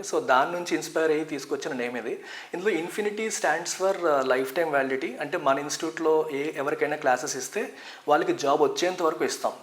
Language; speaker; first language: Telugu; native; Telugu